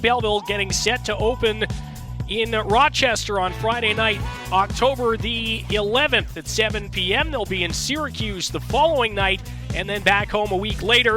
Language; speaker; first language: English; native; English